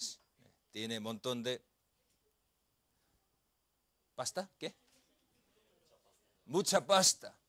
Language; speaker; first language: Spanish; non-native, learner; Korean